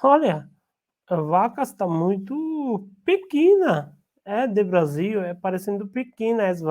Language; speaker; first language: Portuguese; non-native, learner; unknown